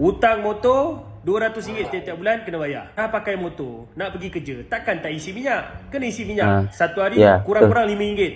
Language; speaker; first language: Malay; native; Malay